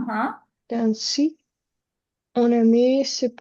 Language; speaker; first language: French; non-native, learner; Spanish